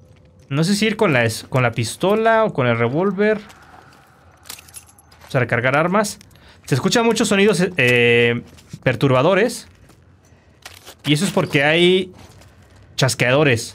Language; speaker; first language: Spanish; native; Spanish